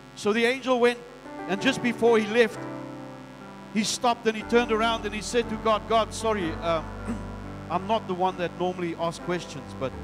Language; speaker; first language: English; non-native, local second language; Afrikaans